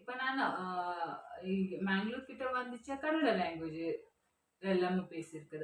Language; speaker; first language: Tamil; non-native, learner; Kannada